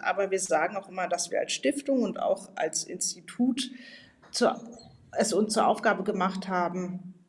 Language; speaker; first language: German; native; German